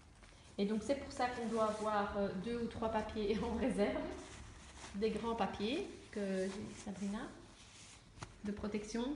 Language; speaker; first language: French; native; French